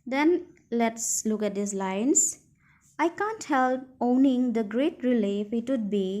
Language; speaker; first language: English; non-native, local second language; Assamese